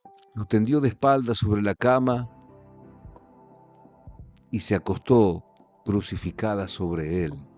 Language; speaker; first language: Spanish; native; Spanish